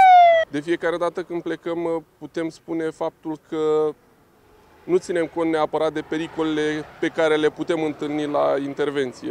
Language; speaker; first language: Romanian; native; Romanian